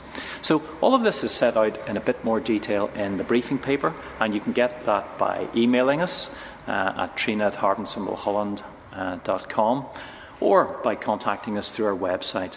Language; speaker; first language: English; native; English